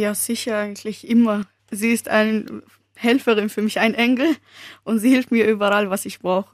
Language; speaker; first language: German; early bilingual, other home language; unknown